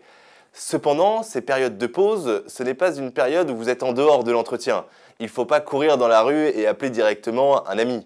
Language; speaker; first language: French; native; French